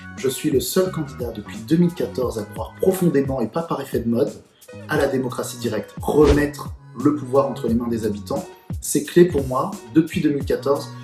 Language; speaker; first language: French; early bilingual, other home language; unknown